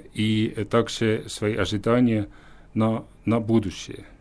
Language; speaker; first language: Russian; non-native, fluent; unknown